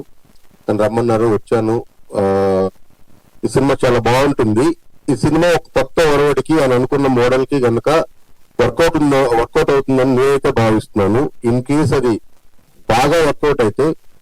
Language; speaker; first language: Telugu; native; Telugu